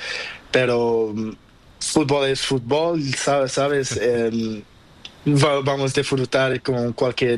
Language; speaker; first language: Spanish; non-native, learner; Portuguese